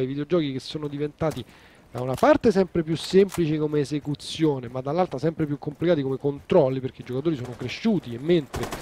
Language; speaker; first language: Italian; native; Italian